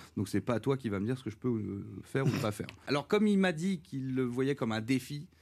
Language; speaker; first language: French; native; French